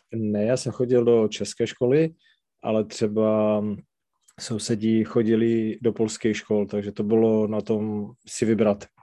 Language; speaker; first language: Czech; non-native, local second language; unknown